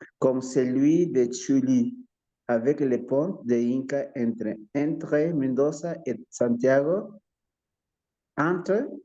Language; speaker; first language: French; non-native, learner; Spanish